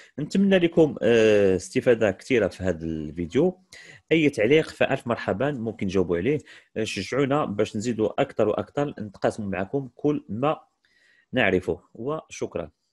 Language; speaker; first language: Arabic; native; Arabic